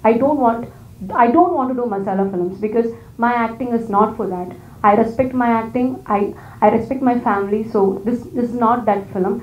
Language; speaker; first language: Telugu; non-native, learner; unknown